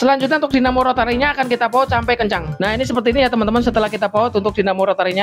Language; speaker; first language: Indonesian; native; Indonesian